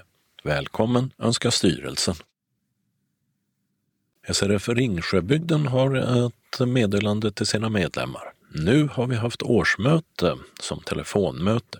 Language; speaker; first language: Swedish; native; Swedish